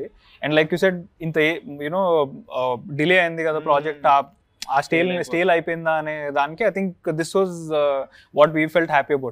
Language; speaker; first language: Telugu; native; Telugu